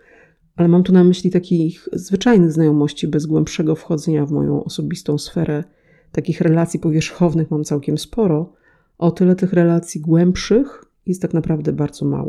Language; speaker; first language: Polish; native; Polish